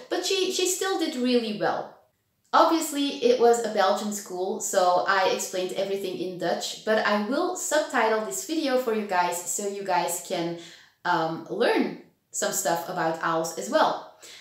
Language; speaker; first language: English; non-native, fluent; Dutch